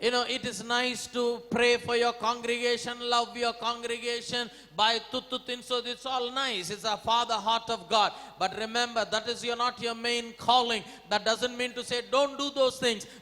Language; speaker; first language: English; non-native, local second language; Kannada